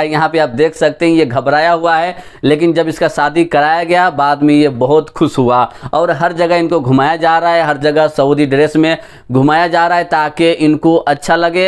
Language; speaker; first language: Hindi; native; Hindi